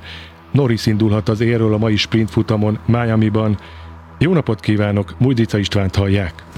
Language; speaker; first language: Hungarian; native; Hungarian